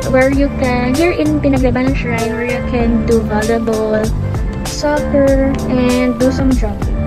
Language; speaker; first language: English; non-native, local second language; Filipino